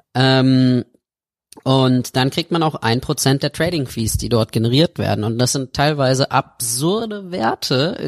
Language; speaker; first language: German; native; German